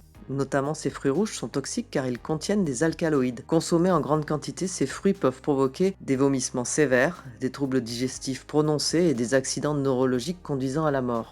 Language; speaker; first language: French; native; French